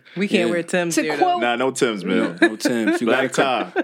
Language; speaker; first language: English; non-native, local second language; Igbo